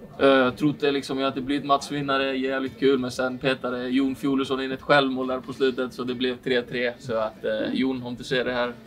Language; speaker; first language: Swedish; non-native, fluent; Icelandic